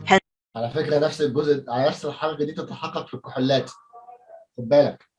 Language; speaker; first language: Arabic; native; Arabic